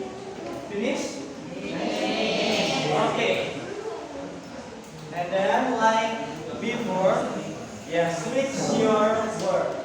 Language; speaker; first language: English; non-native, learner; Indonesian